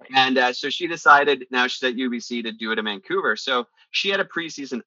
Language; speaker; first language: English; early bilingual, other home language; Italian